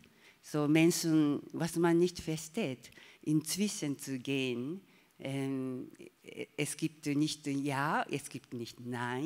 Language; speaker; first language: German; non-native, learner; Japanese